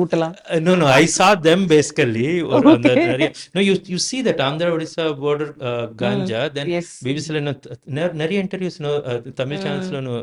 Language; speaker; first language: Tamil; non-native, learner; Telugu